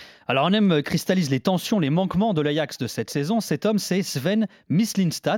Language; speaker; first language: French; native; French